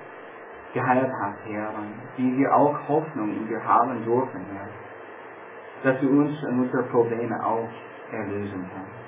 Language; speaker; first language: German; non-native, fluent; English